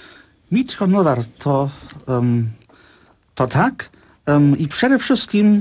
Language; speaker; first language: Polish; non-native, fluent; German